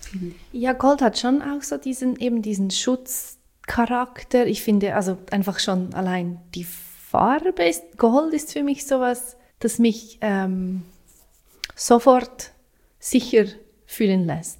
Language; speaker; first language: German; native; German